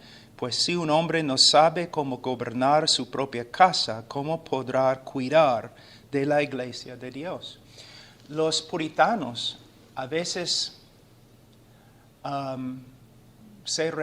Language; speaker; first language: Spanish; non-native, fluent; English